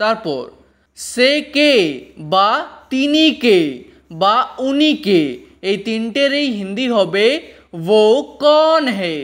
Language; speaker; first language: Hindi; non-native, local second language; Bangla